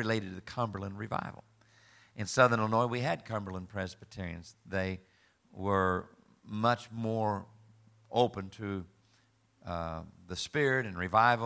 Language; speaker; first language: English; native; English